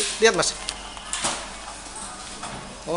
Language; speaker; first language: Indonesian; native; Indonesian